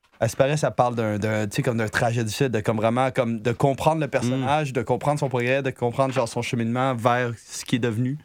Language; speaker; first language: French; native; French